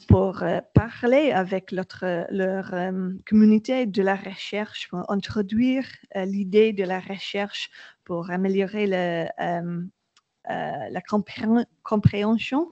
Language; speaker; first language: French; non-native, learner; English